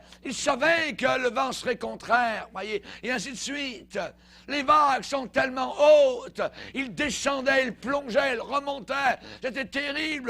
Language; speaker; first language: French; native; French